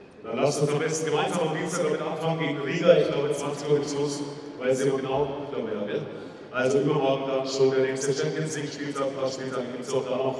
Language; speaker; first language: German; native; German